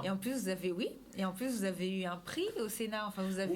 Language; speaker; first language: French; native; French